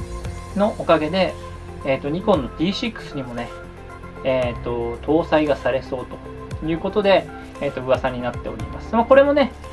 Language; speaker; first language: Japanese; native; Japanese